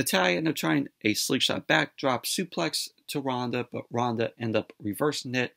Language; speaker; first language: English; native; English